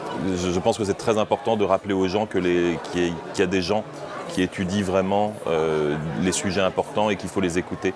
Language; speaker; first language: French; native; French